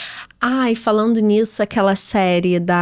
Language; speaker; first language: Portuguese; native; Portuguese